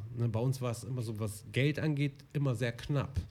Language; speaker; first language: German; early bilingual, other home language; Arabic